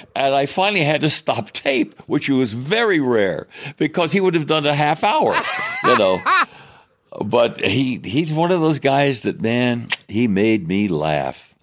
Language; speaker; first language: English; native; English